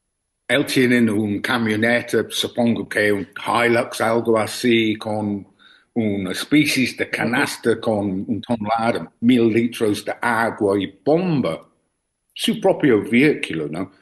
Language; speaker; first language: Spanish; non-native, learner; English